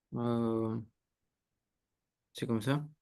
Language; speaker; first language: French; non-native, learner; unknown